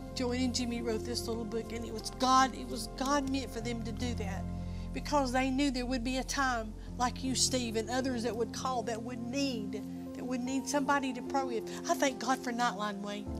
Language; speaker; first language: English; native; English